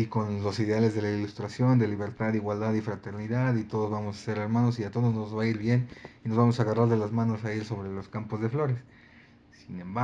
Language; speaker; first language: Spanish; native; Spanish